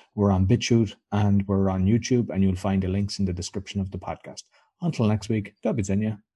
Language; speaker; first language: English; native; English